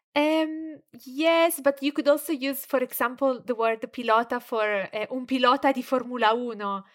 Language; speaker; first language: Italian; native; Italian